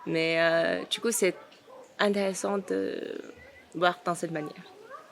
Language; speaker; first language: French; non-native, fluent; Chinese